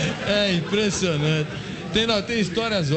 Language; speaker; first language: Portuguese; native; Portuguese